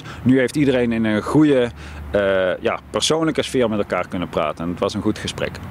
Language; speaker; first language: Dutch; native; Dutch